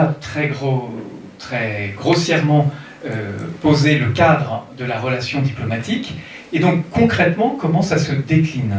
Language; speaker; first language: French; native; French